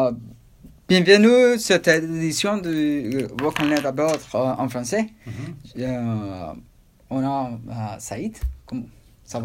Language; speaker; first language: French; non-native, learner; Spanish